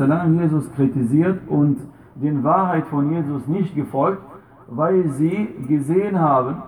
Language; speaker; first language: German; non-native, fluent; Arabic